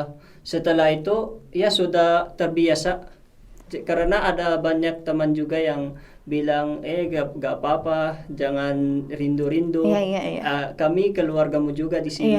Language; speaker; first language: Indonesian; non-native, fluent; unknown